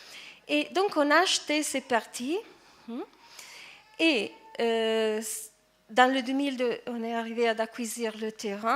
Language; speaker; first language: French; non-native, fluent; Italian